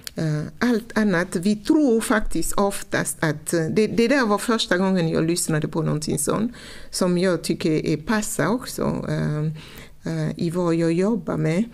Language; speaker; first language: Swedish; non-native, fluent; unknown